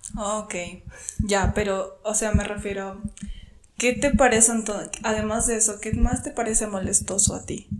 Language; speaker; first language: Spanish; native; Spanish